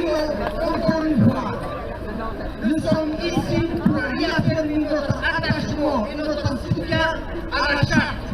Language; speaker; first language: French; non-native, fluent; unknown